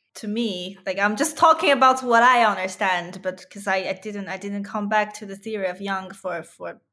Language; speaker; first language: English; non-native, fluent; Chinese